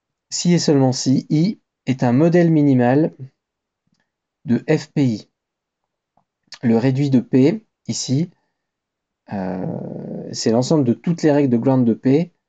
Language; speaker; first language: French; native; French